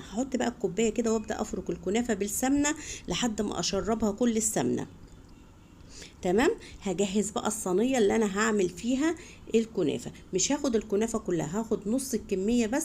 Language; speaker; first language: Arabic; native; Arabic